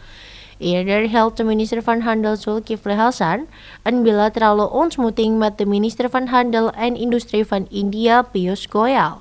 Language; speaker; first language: Dutch; non-native, fluent; Indonesian